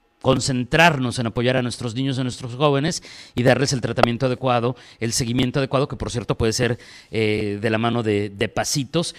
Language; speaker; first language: Spanish; native; Spanish